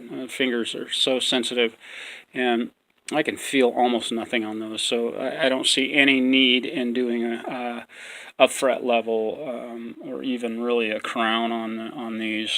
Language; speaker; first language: English; native; English